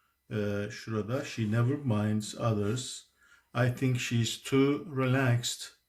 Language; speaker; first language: English; non-native, fluent; Turkish